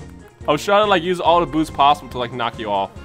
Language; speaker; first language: English; native; English